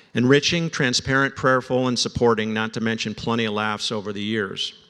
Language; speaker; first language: English; native; English